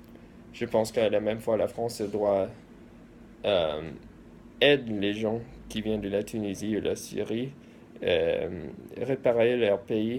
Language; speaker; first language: French; early bilingual, heritage; English